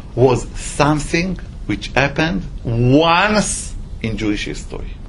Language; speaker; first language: English; non-native, fluent; Hebrew